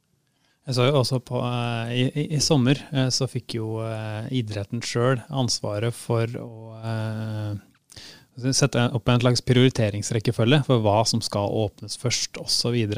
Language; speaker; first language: Norwegian; native; Norwegian